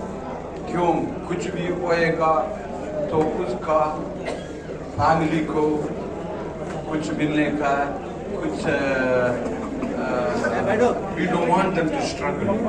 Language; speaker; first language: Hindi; non-native, local second language; Malayalam